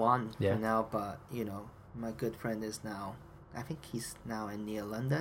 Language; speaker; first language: English; non-native, fluent; Japanese